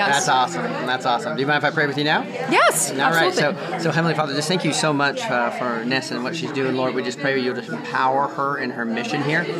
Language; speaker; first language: English; non-native, fluent; Lithuanian